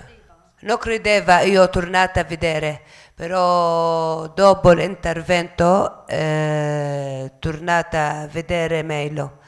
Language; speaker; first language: Italian; non-native, local second language; Arabic